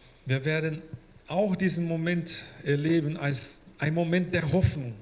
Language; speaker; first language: German; non-native, fluent; Portuguese